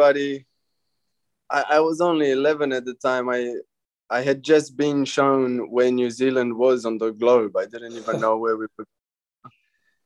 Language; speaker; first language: English; early bilingual, other home language; Romanian